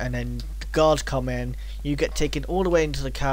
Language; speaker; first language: English; native; English